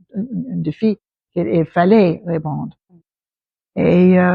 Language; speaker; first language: French; non-native, fluent; English